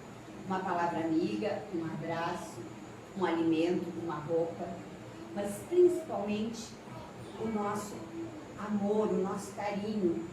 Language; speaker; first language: Portuguese; native; Portuguese